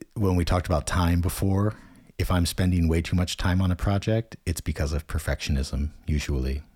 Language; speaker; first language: English; native; English